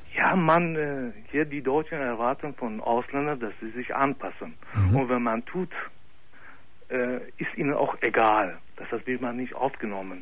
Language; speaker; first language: German; non-native, fluent; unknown